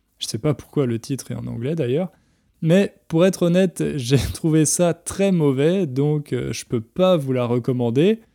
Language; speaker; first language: French; native; French